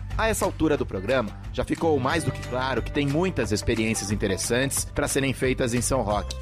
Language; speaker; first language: Portuguese; native; Portuguese